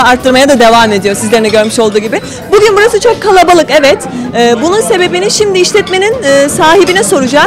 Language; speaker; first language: Turkish; native; Turkish